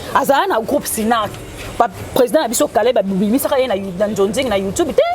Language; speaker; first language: Lingala; native; Lingala